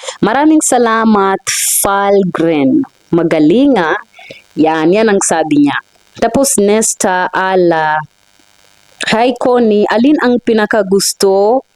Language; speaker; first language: Filipino; non-native, fluent; Swahili